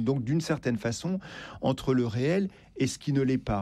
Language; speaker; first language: French; native; French